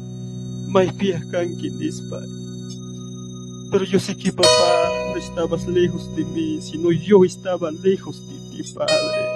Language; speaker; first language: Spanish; non-native, local second language; Quechua